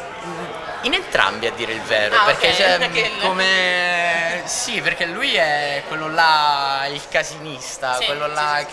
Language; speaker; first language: Italian; native; Italian